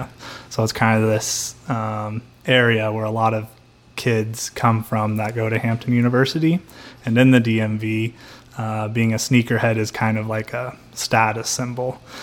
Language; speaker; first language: English; native; English